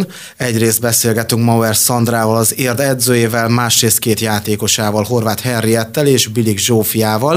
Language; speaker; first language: Hungarian; native; Hungarian